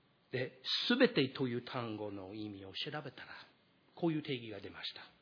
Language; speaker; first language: Japanese; non-native, fluent; English